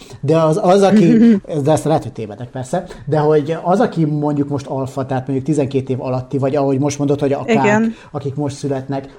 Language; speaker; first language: Hungarian; native; Hungarian